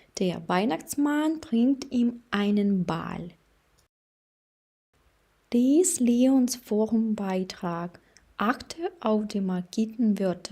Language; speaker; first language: German; non-native, fluent; Ukrainian